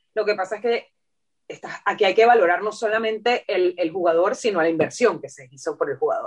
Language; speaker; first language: Spanish; native; Spanish